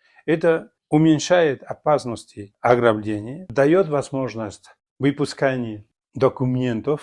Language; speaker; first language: Russian; non-native, fluent; Spanish